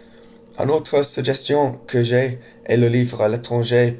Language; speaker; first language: French; non-native, learner; English